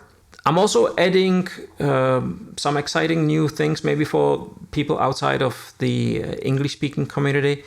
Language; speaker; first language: English; non-native, fluent; Czech